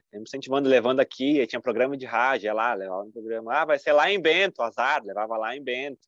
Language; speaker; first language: Portuguese; native; Portuguese